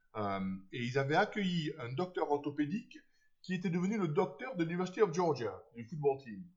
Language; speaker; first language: French; native; French